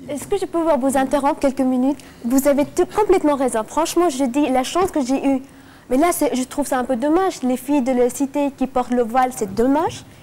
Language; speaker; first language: French; non-native, fluent; Persian